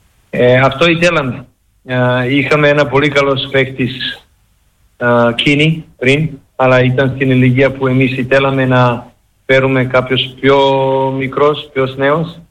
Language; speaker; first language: Greek; non-native, fluent; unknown